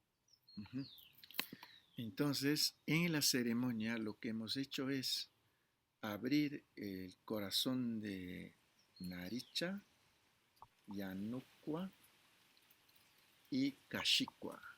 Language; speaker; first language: Spanish; non-native, fluent; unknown